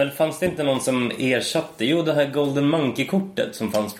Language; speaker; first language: Swedish; native; Swedish